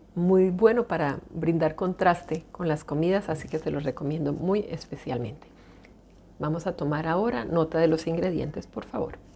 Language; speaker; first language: Spanish; native; Spanish